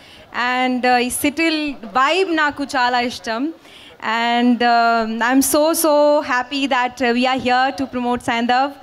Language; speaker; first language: Telugu; non-native, learner; Hindi